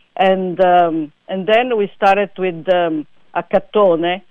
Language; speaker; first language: English; non-native, fluent; Italian